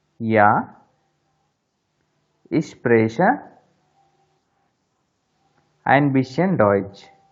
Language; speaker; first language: German; non-native, fluent; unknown